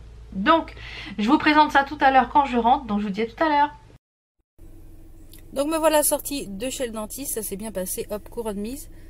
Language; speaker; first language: French; native; French